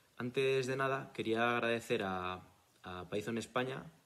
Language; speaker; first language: Spanish; native; Spanish